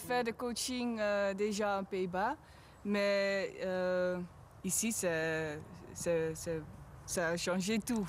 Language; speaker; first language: French; non-native, fluent; Dutch